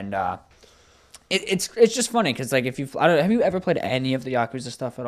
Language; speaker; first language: English; native; English